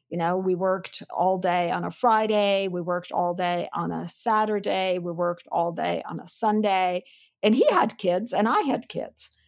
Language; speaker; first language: English; non-native, fluent; Armenian